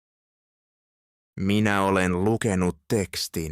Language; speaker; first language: Finnish; non-native, fluent; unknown